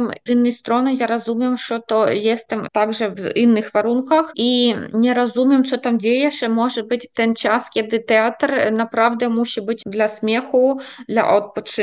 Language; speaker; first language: Polish; non-native, fluent; Ukrainian